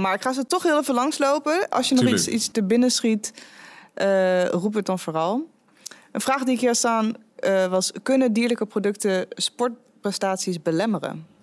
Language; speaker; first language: Dutch; native; Dutch